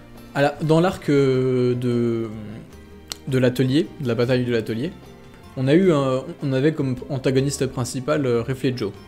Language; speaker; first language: French; native; French